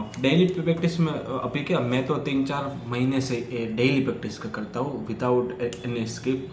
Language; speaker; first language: Hindi; non-native, local second language; Gujarati